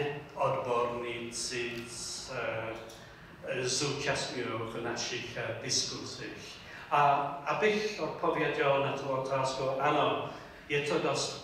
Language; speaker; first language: Czech; non-native, fluent; English